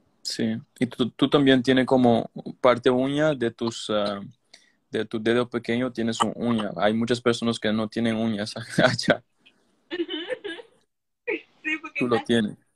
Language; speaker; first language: Spanish; non-native, learner; English